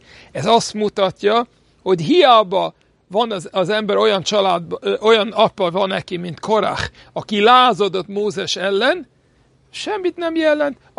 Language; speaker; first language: Hungarian; non-native, fluent; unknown